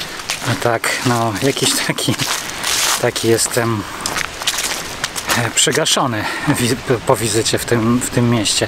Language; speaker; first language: Polish; native; Polish